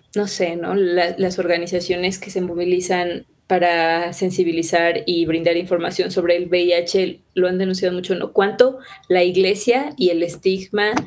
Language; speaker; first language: Spanish; native; Spanish